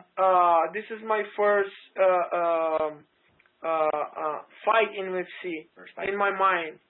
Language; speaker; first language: English; non-native, learner; Portuguese